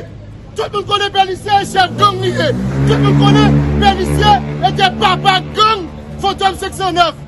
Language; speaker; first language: Haitian Creole; native; Haitian Creole